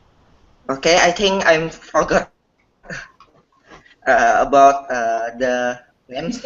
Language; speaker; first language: English; non-native, learner; Indonesian